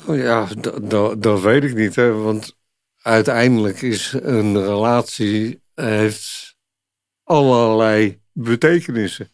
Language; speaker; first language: Dutch; native; Dutch